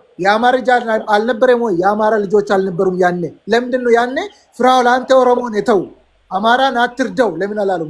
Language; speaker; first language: Amharic; non-native, local second language; Oromo